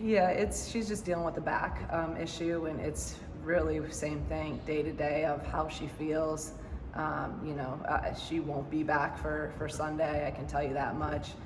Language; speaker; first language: English; native; English